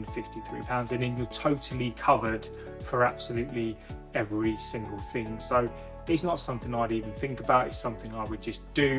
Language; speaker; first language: English; native; English